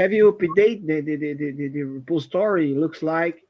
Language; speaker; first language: English; non-native, fluent; Portuguese